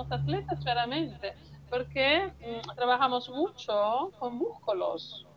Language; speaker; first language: Spanish; non-native, learner; Italian